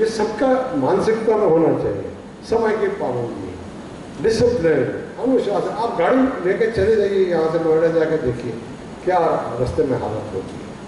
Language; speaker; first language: Hindi; non-native, local second language; Punjabi